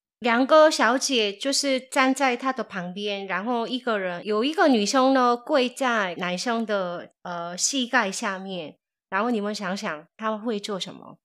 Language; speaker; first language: Chinese; non-native, fluent; Korean